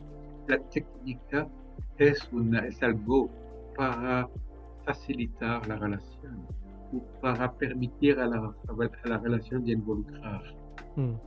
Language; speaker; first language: Spanish; non-native, fluent; French